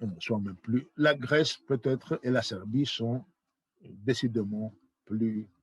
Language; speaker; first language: French; non-native, fluent; Greek